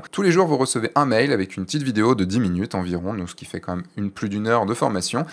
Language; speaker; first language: French; native; French